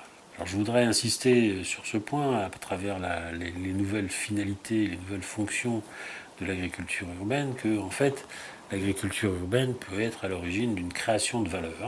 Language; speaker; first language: French; native; French